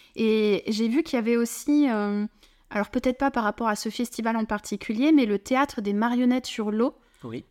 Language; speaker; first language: French; native; French